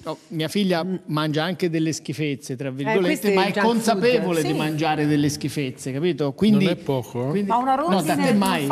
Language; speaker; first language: Italian; native; Italian